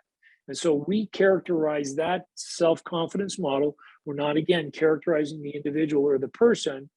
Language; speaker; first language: English; native; English